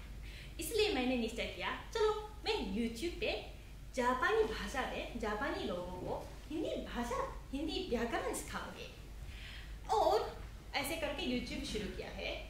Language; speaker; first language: Hindi; non-native, fluent; Japanese